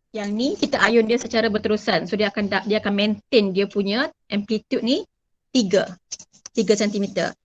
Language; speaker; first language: Malay; native; Malay